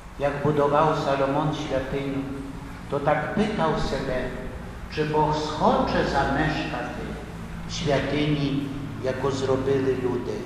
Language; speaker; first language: Ukrainian; early bilingual, heritage; Ukrainian